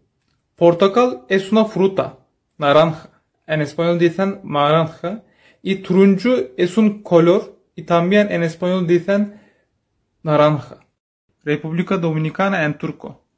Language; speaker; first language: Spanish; non-native, learner; Turkish